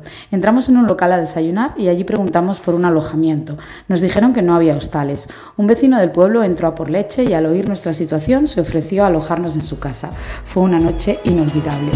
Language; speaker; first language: Spanish; native; Spanish